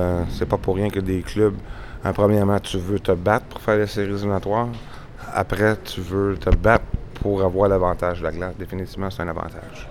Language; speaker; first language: French; native; French